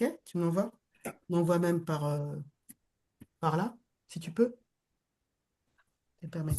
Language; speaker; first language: French; native; French